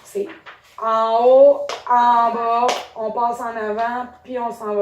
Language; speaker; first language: French; native; French